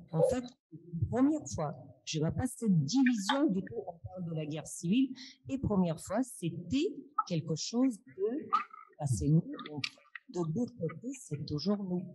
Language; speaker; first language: French; non-native, fluent; Russian